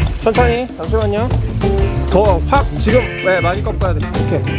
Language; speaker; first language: Korean; native; Korean